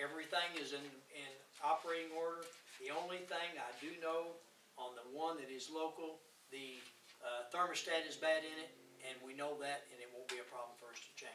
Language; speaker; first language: English; native; English